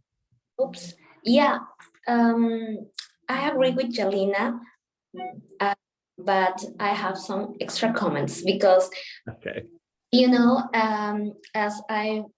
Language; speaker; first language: English; non-native, local second language; Spanish